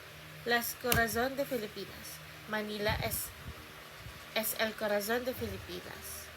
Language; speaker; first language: Spanish; non-native, learner; Filipino